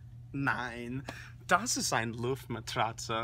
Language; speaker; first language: German; non-native, learner; English